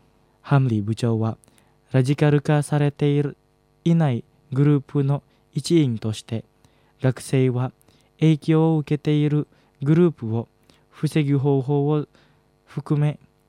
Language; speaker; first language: Japanese; non-native, fluent; Indonesian